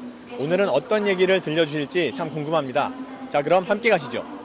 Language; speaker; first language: Korean; native; Korean